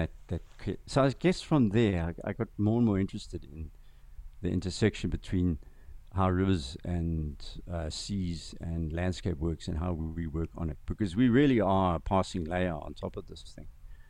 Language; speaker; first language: English; non-native, local second language; Zulu